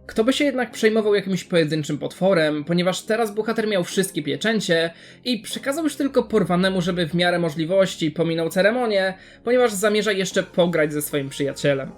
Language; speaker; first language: Polish; native; Polish